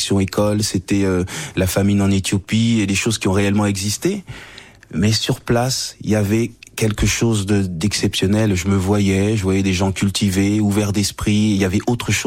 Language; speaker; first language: French; native; French